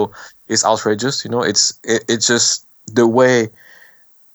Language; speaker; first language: English; non-native, fluent; French